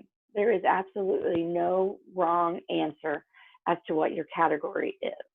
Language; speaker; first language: English; native; English